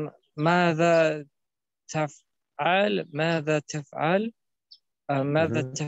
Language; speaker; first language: Arabic; non-native, learner; German